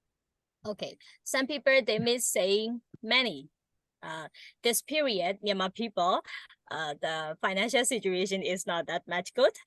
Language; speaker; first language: English; non-native, learner; Burmese